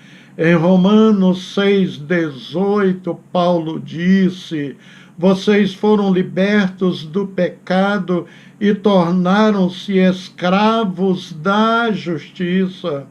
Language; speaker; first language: Portuguese; native; Portuguese